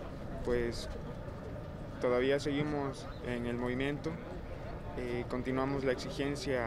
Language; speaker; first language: Spanish; native; Spanish